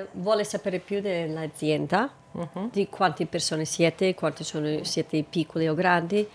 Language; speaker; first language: Italian; non-native, fluent; English